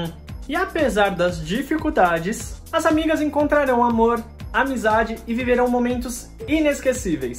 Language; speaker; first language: Portuguese; native; Portuguese